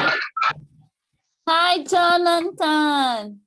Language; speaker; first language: English; non-native, fluent; Portuguese